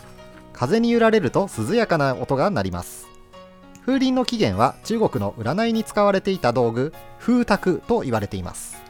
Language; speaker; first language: Japanese; native; Japanese